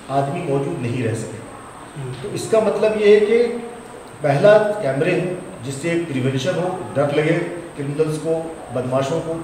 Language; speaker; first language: Hindi; native; Hindi